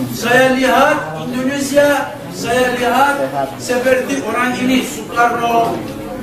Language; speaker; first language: Indonesian; non-native, learner; Turkish